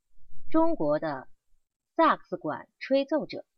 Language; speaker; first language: Chinese; non-native, learner; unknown